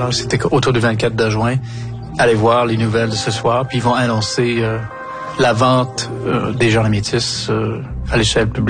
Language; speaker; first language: French; non-native, local second language; English